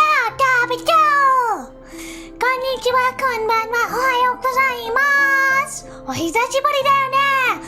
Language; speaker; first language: Japanese; non-native, learner; English